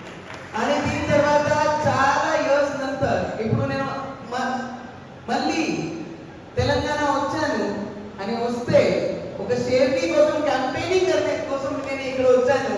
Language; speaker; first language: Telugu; non-native, fluent; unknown